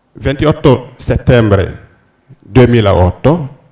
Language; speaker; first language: Italian; non-native, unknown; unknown